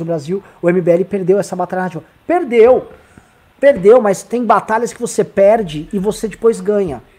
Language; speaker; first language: Portuguese; native; Portuguese